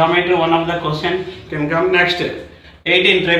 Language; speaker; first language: English; non-native, local second language; Telugu